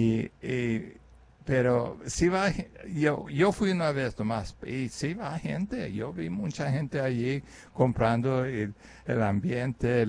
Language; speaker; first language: Spanish; early bilingual, other home language; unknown